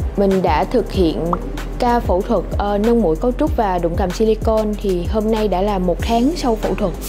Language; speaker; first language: Vietnamese; native; Vietnamese